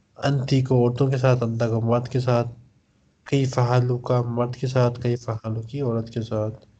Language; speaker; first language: Urdu; non-native, local second language; Punjabi